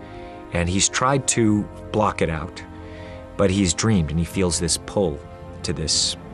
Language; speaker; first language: English; native; English